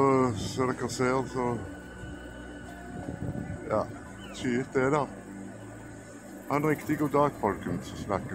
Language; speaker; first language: Norwegian; native; Norwegian